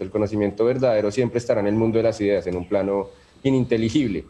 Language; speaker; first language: Spanish; native; Spanish